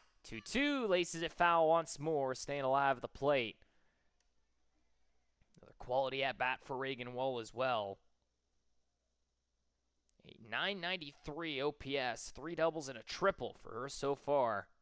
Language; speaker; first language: English; native; English